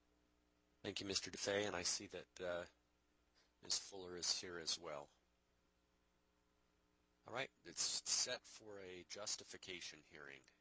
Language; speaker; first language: English; native; English